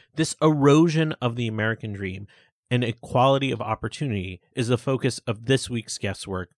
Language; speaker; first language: English; early bilingual, other home language; Hindi